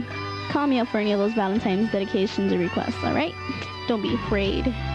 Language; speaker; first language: English; native; English